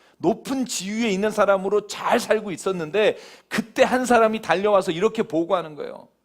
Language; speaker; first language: Korean; native; Korean